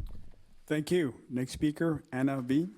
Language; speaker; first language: English; native; English